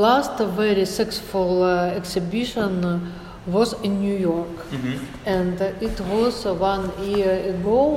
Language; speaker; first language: English; non-native, learner; Russian